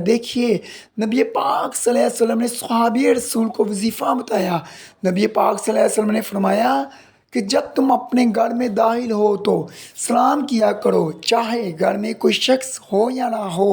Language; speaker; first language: Urdu; native; Urdu